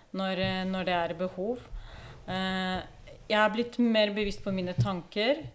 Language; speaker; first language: Norwegian; non-native, fluent; Ukrainian